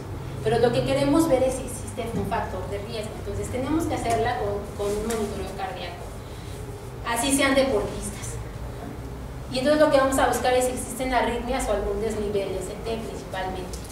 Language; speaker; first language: Spanish; native; Spanish